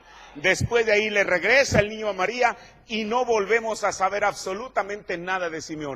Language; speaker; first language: Spanish; native; Spanish